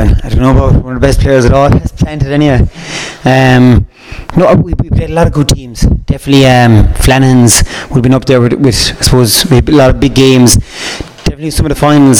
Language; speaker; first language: English; native; English